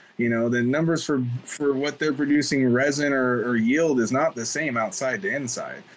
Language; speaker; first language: English; native; English